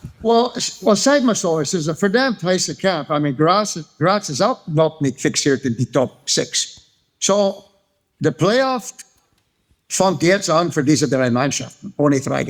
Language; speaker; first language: German; non-native, fluent; English